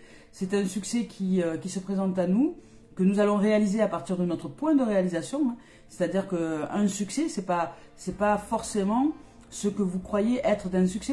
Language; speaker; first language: French; native; French